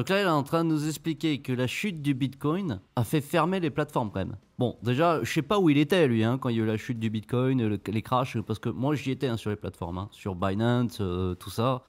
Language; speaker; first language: French; native; French